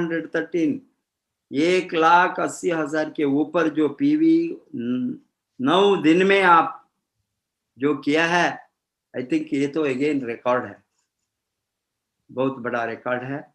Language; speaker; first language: Hindi; non-native, fluent; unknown